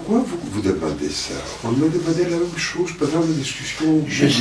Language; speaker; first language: French; non-native, fluent; Greek